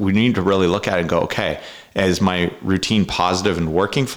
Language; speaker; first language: English; native; English